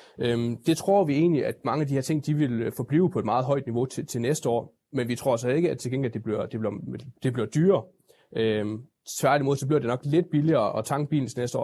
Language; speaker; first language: Danish; native; Danish